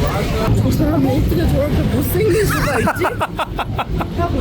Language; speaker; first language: Korean; non-native, fluent; Persian